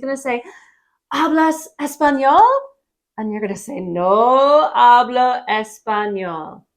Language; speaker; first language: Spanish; non-native, learner; English